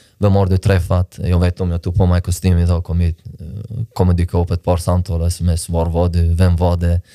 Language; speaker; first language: Swedish; early bilingual, other home language; Persian